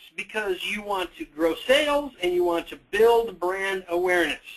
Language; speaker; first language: English; native; English